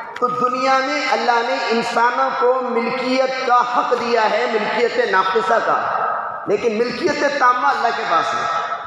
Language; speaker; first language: Urdu; native; Urdu